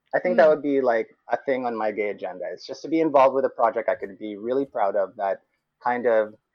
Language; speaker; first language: English; non-native, local second language; Cebuano